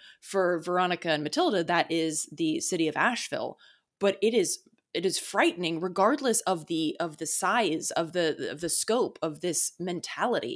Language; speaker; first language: English; native; English